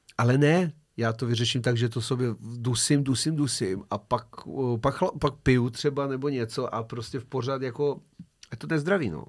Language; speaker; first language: Czech; non-native, fluent; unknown